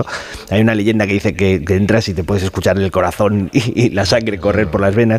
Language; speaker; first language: Spanish; native; Spanish